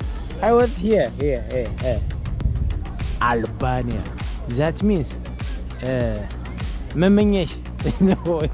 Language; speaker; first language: English; non-native, learner; Amharic